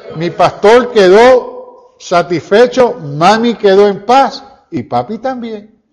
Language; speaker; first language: Spanish; early bilingual, heritage; Spanish